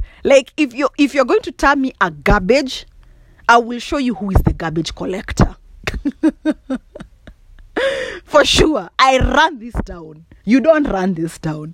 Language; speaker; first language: English; non-native, local second language; Kikuyu